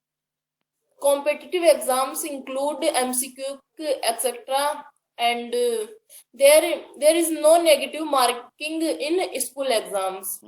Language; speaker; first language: English; non-native, learner; Hindi